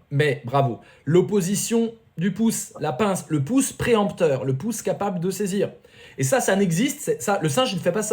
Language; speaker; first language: French; native; French